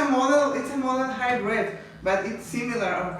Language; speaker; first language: English; non-native, learner; Spanish